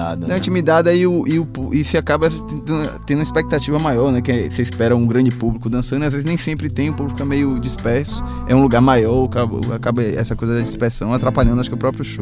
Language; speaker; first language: Portuguese; native; Portuguese